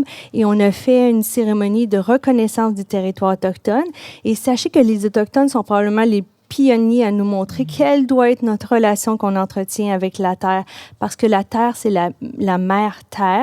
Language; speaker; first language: French; native; French